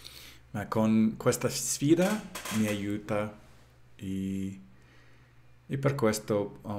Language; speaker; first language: Italian; non-native, learner; English